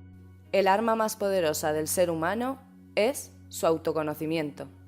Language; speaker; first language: Spanish; native; Spanish